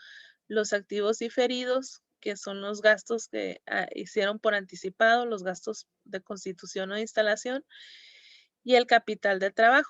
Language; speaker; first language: Spanish; native; Spanish